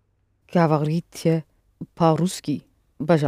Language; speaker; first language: Russian; non-native, learner; English